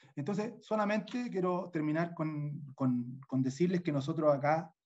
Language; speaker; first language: Spanish; native; Spanish